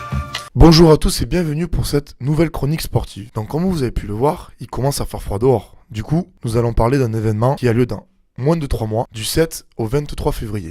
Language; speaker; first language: French; native; French